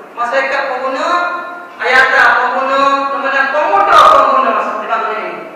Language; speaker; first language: Malay; native; Malay